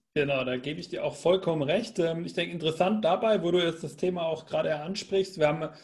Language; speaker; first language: German; native; German